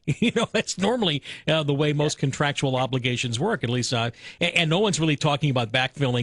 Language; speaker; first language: English; native; English